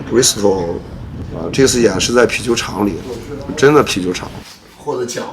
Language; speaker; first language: Chinese; native; Chinese